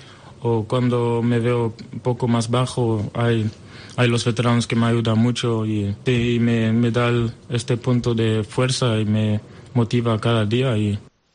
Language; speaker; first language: Spanish; non-native, learner; French